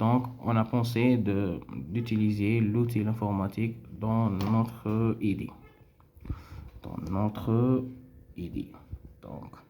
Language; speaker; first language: French; non-native, local second language; Arabic